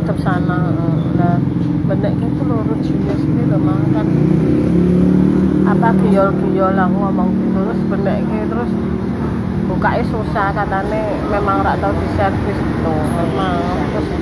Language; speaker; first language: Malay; non-native, local second language; Javanese